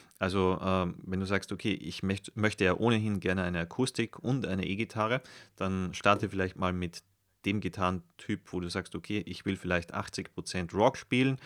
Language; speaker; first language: German; native; German